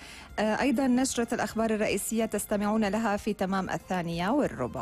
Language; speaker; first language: Arabic; native; Arabic